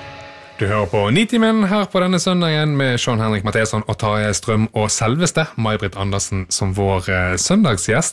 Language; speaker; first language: Norwegian; native; Norwegian